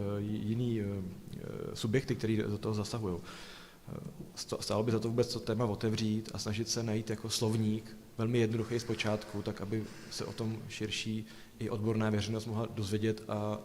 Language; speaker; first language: Czech; native; Czech